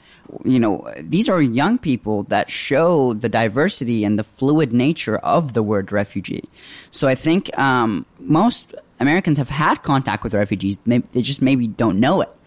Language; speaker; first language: English; early bilingual, other home language; Arabic